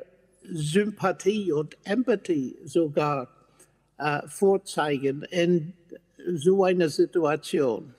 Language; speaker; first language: German; non-native, fluent; English